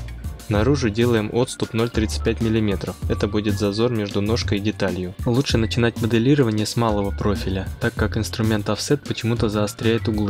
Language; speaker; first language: Russian; native; Russian